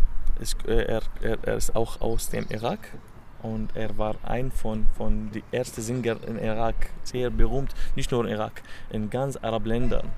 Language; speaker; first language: German; non-native, learner; Arabic